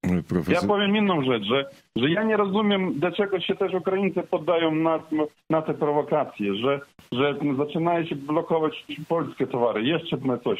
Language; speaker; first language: Polish; non-native, fluent; Ukrainian